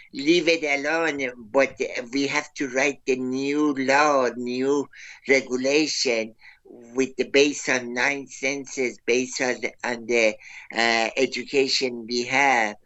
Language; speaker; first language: English; non-native, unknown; Persian